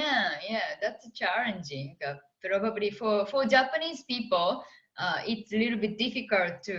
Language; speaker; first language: English; non-native, fluent; Japanese